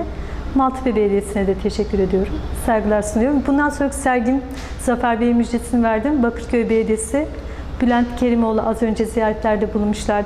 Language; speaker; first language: Turkish; native; Turkish